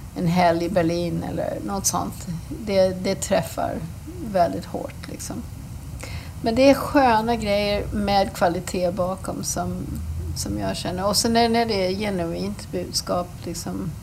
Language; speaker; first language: Swedish; non-native, fluent; English